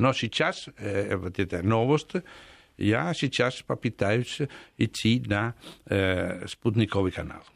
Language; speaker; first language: Russian; non-native, fluent; Italian